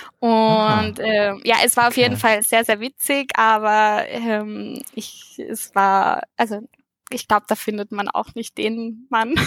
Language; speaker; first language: German; early bilingual, heritage; German